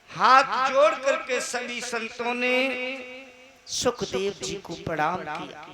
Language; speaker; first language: Hindi; native; Hindi